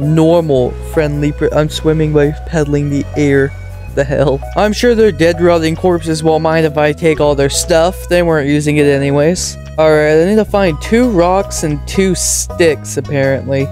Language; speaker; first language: English; native; English